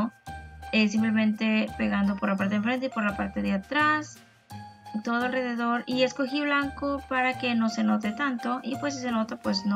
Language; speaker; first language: Spanish; native; Spanish